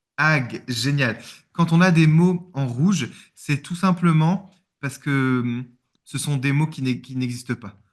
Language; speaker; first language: French; native; French